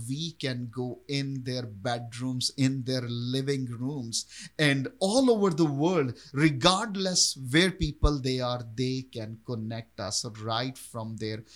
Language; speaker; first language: English; non-native, local second language; Urdu